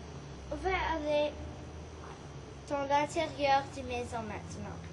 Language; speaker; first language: French; early bilingual, heritage; English